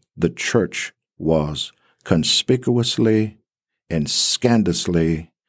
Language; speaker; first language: English; native; English